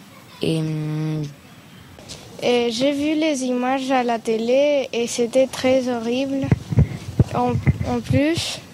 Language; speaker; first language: French; non-native, fluent; Spanish